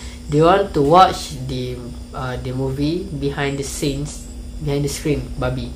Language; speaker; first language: English; non-native, local second language; Malay